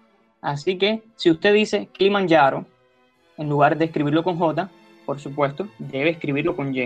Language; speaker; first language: Spanish; native; Spanish